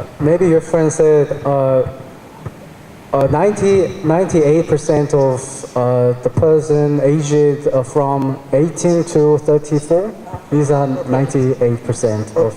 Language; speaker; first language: English; non-native, fluent; Korean